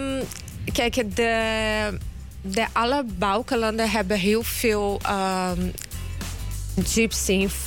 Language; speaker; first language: Dutch; non-native, fluent; Portuguese